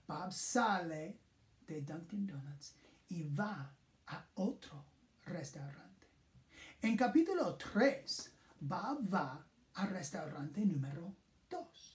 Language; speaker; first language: Spanish; non-native, fluent; English